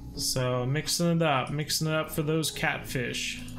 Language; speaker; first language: English; native; English